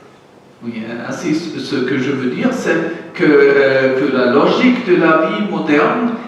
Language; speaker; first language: French; non-native, learner; German